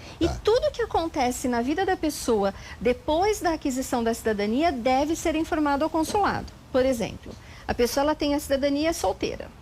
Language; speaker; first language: Portuguese; native; Portuguese